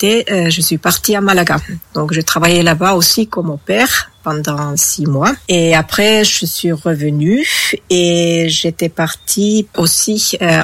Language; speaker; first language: French; non-native, fluent; Finnish